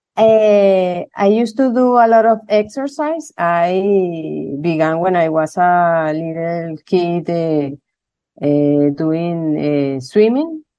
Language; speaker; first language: English; non-native, learner; Spanish